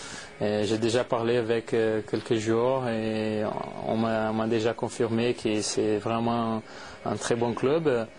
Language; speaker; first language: French; non-native, fluent; Portuguese